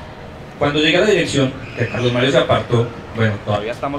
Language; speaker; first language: Spanish; native; Spanish